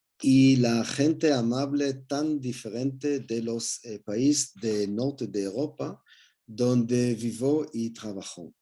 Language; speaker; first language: Spanish; non-native, learner; Hebrew